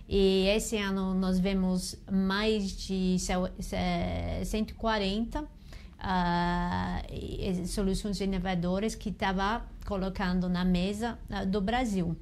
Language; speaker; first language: Portuguese; non-native, learner; English